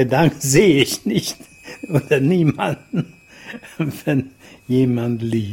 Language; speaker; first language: German; non-native, fluent; Hungarian